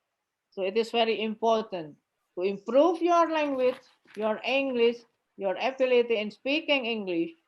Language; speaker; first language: English; non-native, fluent; Indonesian